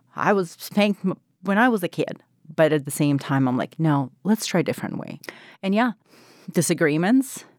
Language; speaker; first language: English; non-native, fluent; Ukrainian